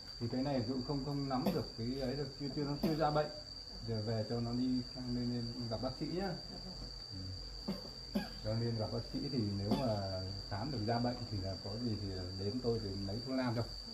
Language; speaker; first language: Vietnamese; native; Vietnamese